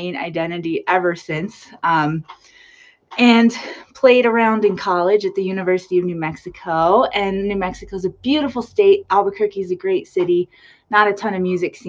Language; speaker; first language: English; native; English